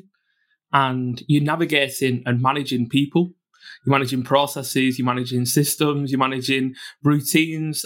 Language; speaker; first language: English; native; English